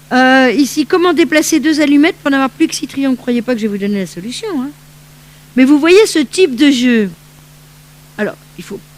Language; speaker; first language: French; native; French